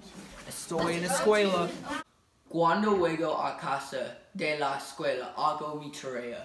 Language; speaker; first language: Spanish; non-native, learner; English